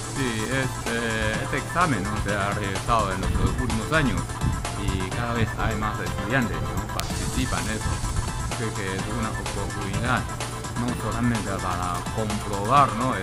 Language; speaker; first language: Spanish; non-native, fluent; Chinese